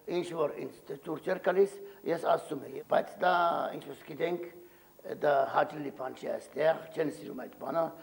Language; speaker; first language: Armenian; early bilingual, heritage; Armenian